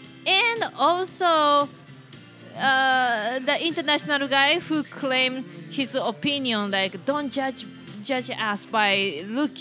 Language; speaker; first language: English; non-native, fluent; Japanese